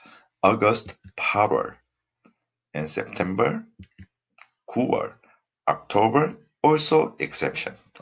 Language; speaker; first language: English; non-native, fluent; Korean